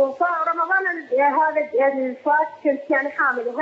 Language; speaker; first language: Arabic; native; Arabic